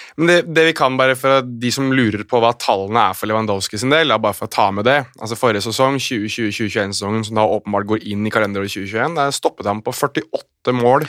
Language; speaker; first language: Norwegian; native; Norwegian